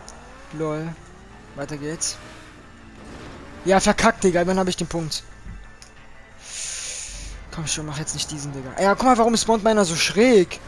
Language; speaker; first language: German; native; German